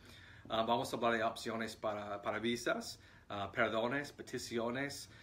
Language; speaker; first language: Spanish; non-native, fluent; English